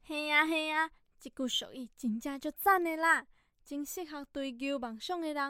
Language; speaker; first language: Chinese; native; Chinese